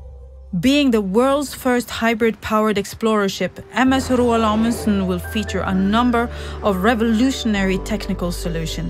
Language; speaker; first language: English; non-native, fluent; Norwegian